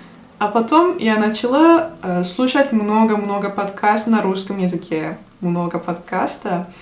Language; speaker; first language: Russian; non-native, fluent; Turkish